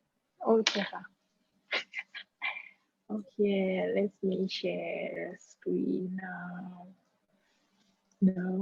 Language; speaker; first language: English; non-native, learner; Thai